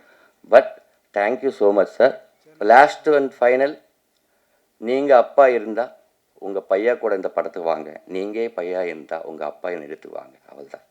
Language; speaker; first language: Tamil; non-native, learner; Telugu